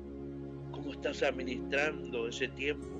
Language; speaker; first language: Spanish; native; Spanish